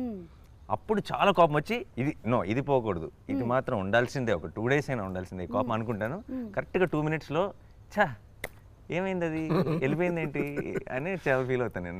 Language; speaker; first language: Telugu; native; Telugu